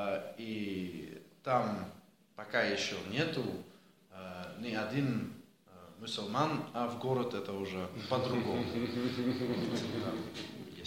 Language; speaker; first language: Russian; non-native, learner; Dutch